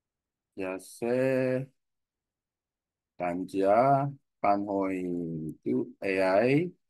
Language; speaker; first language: Vietnamese; non-native, learner; Korean